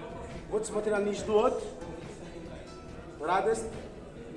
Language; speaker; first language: Russian; non-native, learner; Arabic